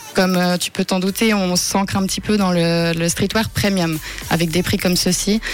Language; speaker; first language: French; native; French